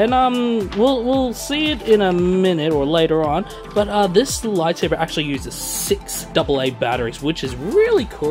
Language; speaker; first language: English; native; English